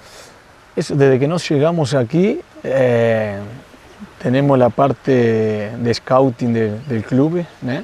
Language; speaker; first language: Portuguese; non-native, fluent; Spanish